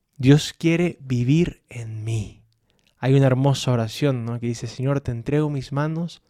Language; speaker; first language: Spanish; native; Spanish